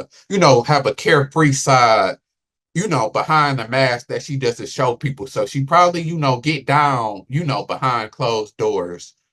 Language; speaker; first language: English; native; English